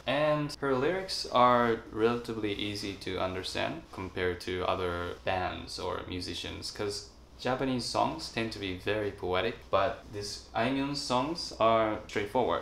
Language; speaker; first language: English; non-native, fluent; Japanese